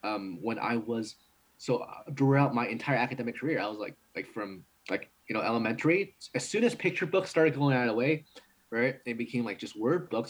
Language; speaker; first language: English; early bilingual, other home language; Cantonese